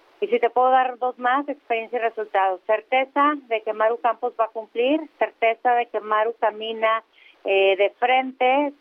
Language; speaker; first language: Spanish; native; Spanish